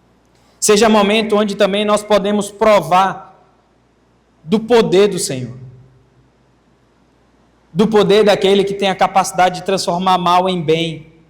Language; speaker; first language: Portuguese; native; Portuguese